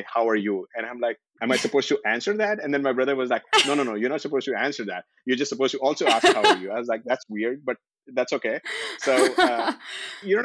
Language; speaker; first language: English; non-native, local second language; Hindi